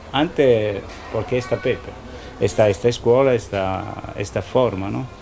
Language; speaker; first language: Spanish; non-native, learner; Italian